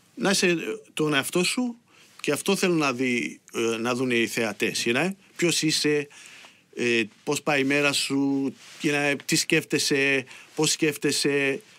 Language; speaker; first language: Greek; early bilingual, heritage; Greek